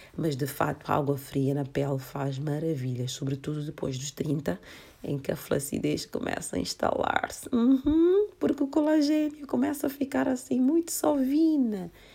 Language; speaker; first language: Portuguese; non-native, local second language; Kabuverdianu